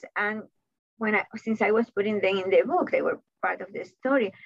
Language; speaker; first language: English; non-native, fluent; Spanish